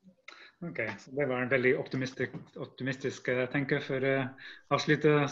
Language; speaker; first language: Norwegian; non-native, fluent; English